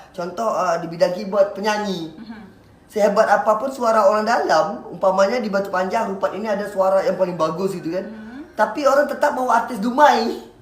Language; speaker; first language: Indonesian; native; Indonesian